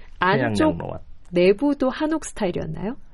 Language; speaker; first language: Korean; native; Korean